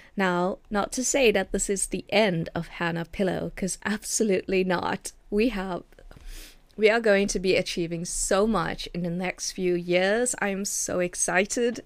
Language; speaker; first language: English; native; English